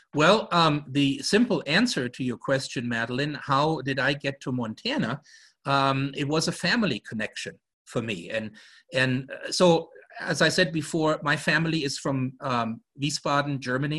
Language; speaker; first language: English; non-native, fluent; German